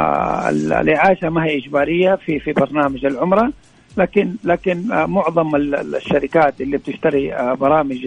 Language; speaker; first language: Arabic; native; Arabic